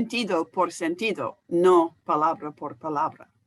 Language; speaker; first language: Spanish; non-native, fluent; English